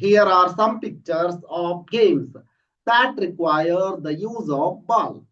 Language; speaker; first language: English; non-native, local second language; Kannada